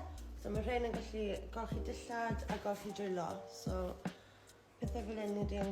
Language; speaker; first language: Welsh; non-native, learner; English